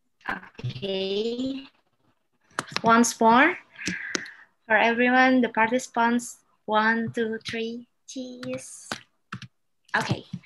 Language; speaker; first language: English; non-native, fluent; Indonesian